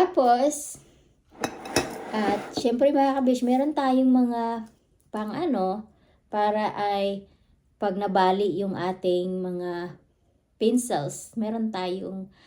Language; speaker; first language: Filipino; non-native, local second language; Cebuano